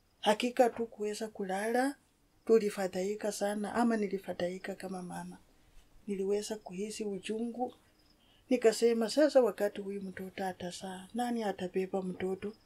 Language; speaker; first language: Swahili; non-native, local second language; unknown